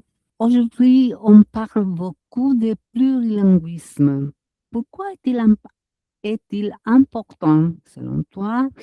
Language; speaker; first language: French; non-native, fluent; Spanish